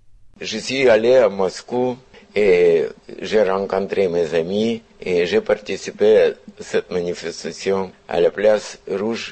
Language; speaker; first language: French; non-native, fluent; Russian